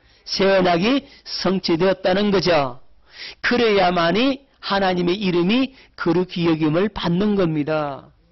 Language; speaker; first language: Korean; native; Korean